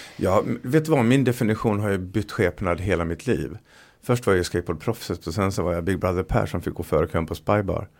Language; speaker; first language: Swedish; native; Swedish